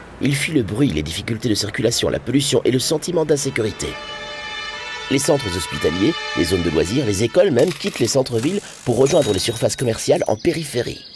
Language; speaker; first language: French; native; French